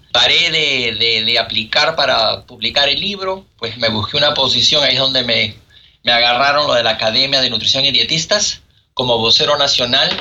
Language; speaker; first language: Spanish; native; Spanish